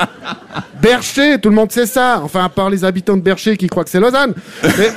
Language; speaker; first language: French; native; French